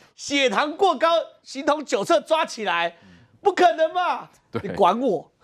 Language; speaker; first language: Chinese; native; Chinese